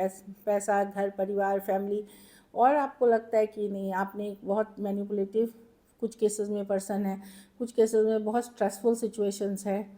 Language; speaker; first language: Hindi; native; Hindi